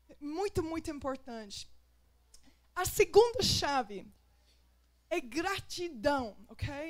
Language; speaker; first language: Portuguese; non-native, fluent; English